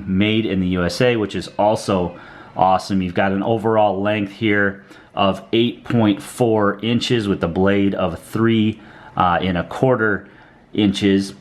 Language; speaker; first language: English; native; English